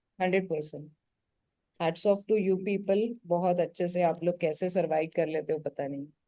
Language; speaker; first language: Hindi; non-native, local second language; Marathi